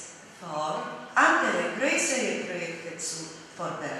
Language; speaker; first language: German; non-native, fluent; Polish